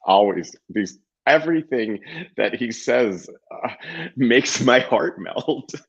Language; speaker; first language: English; native; English